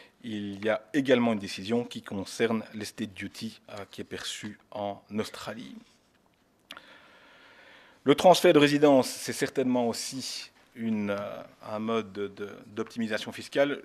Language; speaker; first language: French; native; French